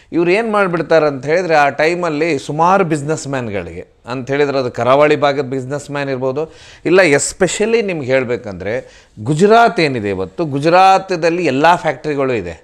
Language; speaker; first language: Kannada; non-native, local second language; Tulu